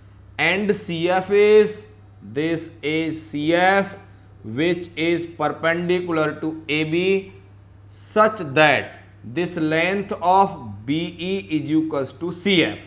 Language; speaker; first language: English; non-native, local second language; Hindi